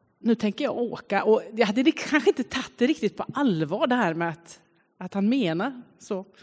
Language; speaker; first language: Swedish; native; Swedish